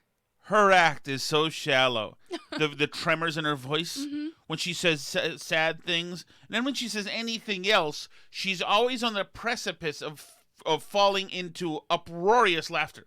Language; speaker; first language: English; native; English